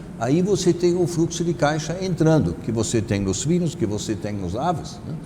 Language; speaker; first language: Portuguese; non-native, fluent; German